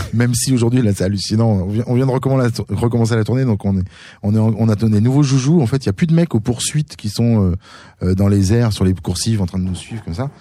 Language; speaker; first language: French; native; French